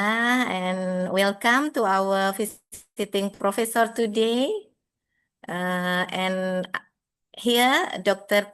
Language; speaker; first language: English; non-native, fluent; Indonesian